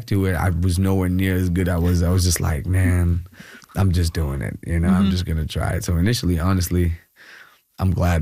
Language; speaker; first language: English; non-native, local second language; Malayalam